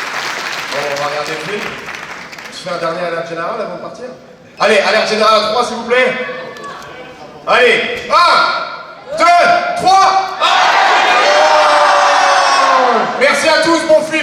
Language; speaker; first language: French; native; French